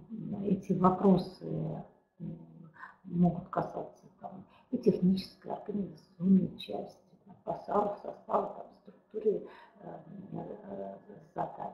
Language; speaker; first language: Russian; native; Russian